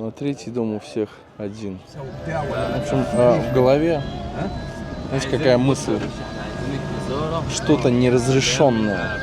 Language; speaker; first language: Russian; native; Russian